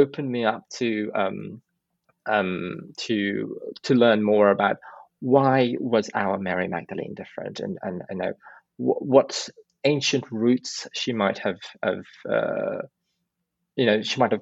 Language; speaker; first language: English; non-native, local second language; Filipino